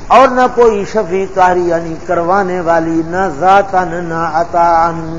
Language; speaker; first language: Urdu; non-native, local second language; Punjabi